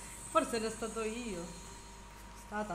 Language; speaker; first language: Italian; non-native, fluent; Spanish